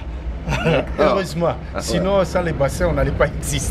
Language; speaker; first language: French; non-native, local second language; Lingala